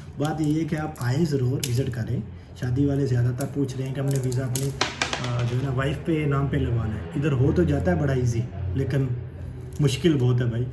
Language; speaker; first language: Urdu; non-native, local second language; Punjabi